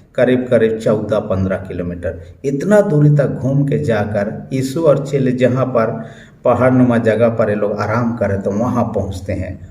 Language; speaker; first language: Hindi; non-native, local second language; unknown